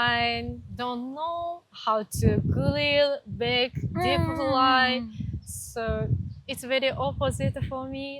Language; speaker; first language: English; non-native, learner; Japanese